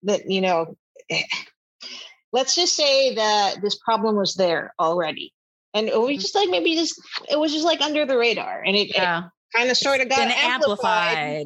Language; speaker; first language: English; non-native, local second language; Filipino